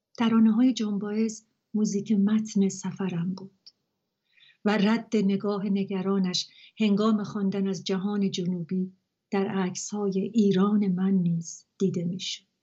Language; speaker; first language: Persian; native; Persian